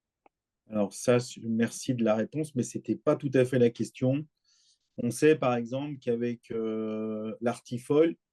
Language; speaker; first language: French; native; French